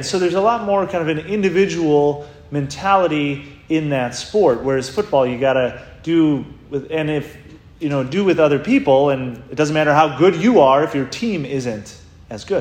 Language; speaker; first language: English; native; English